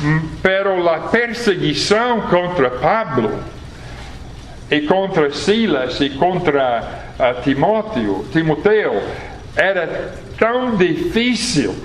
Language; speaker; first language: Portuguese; non-native, fluent; English